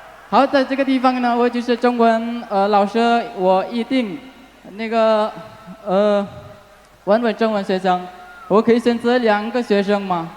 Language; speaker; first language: Chinese; non-native, fluent; Indonesian